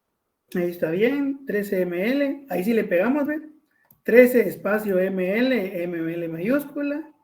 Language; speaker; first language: Spanish; native; Spanish